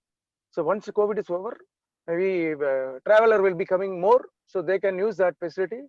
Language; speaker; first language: English; non-native, local second language; Tamil